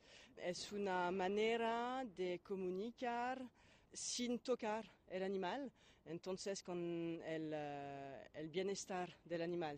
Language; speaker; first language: Spanish; non-native, fluent; French